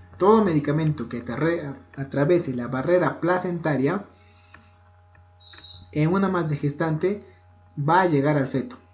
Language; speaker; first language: Spanish; native; Spanish